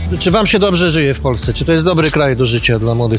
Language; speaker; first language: Polish; native; Polish